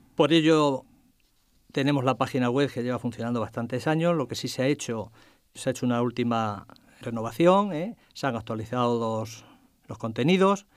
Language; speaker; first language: Spanish; native; Spanish